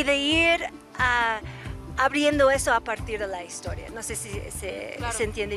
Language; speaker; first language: Spanish; native; Spanish